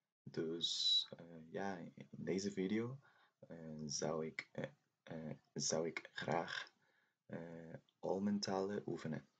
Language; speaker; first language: Dutch; non-native, learner; Spanish